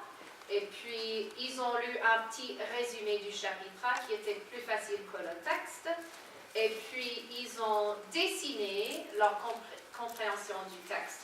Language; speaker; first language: French; non-native, fluent; English